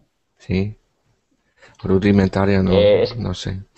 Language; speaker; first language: Spanish; non-native, learner; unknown